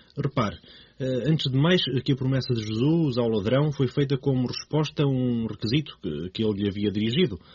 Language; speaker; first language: Portuguese; native; Portuguese